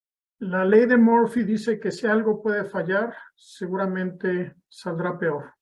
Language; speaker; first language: Spanish; native; Spanish